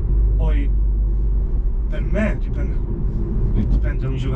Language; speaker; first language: Italian; non-native, fluent; Albanian